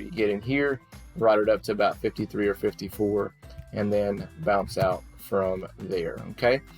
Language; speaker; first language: English; native; English